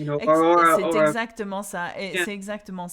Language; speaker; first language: French; non-native, fluent; English